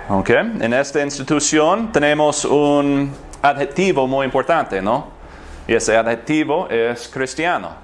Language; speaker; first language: Spanish; non-native, fluent; English